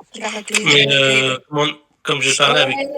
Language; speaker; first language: French; native; French